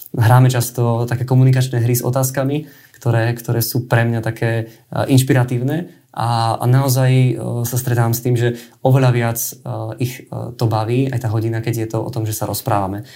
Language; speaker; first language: Slovak; native; Slovak